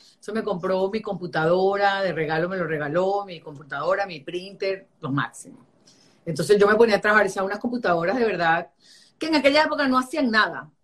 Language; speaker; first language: Spanish; native; Spanish